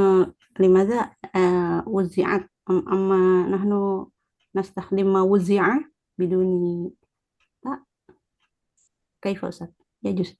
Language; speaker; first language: Arabic; non-native, learner; Indonesian